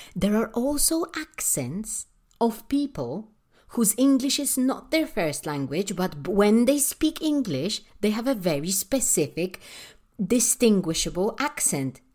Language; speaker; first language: English; non-native, fluent; Polish